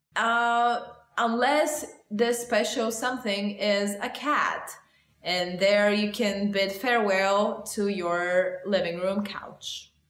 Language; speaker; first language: English; non-native, fluent; Bulgarian